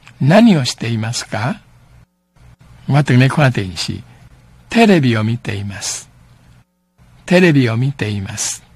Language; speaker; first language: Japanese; non-native, fluent; Min Nan Chinese